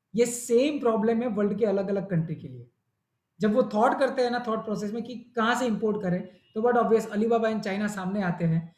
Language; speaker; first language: Hindi; non-native, local second language; Gujarati